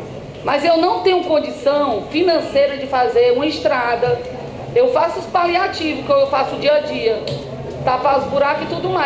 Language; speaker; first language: Portuguese; native; Portuguese